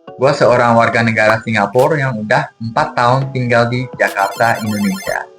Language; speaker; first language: Indonesian; non-native, fluent; English